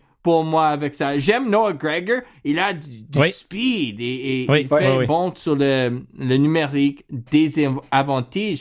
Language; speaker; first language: French; non-native, learner; English